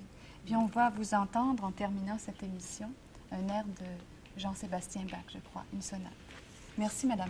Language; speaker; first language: French; native; French